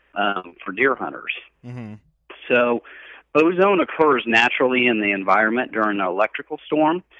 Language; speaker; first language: English; native; English